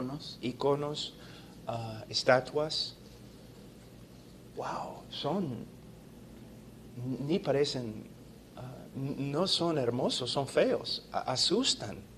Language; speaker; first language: Spanish; non-native, fluent; English